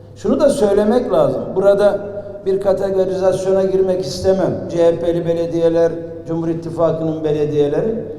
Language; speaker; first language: Turkish; native; Turkish